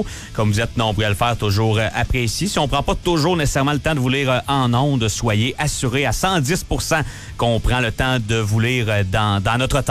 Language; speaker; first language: French; native; French